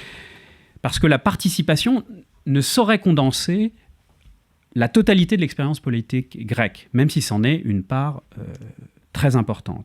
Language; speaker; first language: French; native; French